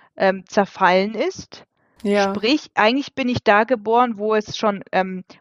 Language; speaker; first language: German; early bilingual, other home language; Russian